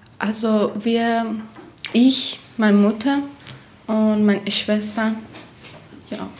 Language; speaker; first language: German; non-native, learner; Persian